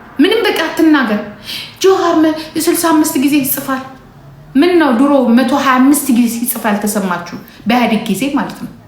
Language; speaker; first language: Amharic; non-native, local second language; Oromo